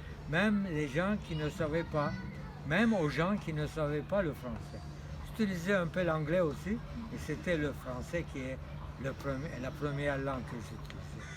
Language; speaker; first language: French; non-native, fluent; Turkish